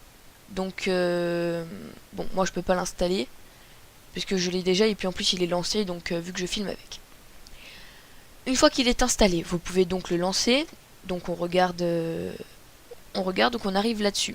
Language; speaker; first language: French; native; French